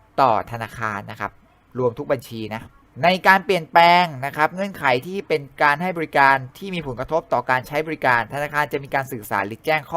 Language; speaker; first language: Thai; native; Thai